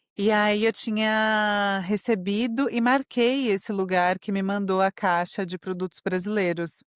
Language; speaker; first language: Portuguese; native; Portuguese